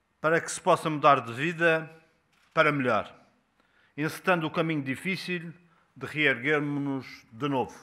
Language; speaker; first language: Portuguese; native; Portuguese